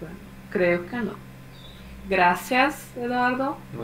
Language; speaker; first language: Spanish; non-native, fluent; Portuguese